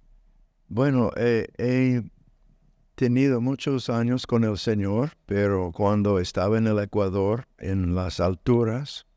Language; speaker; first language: Spanish; non-native, learner; English